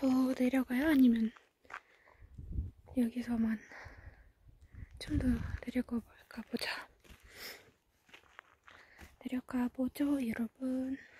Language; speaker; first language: Korean; non-native, learner; Kazakh